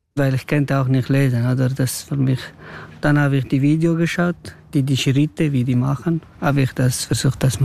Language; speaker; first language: German; non-native, learner; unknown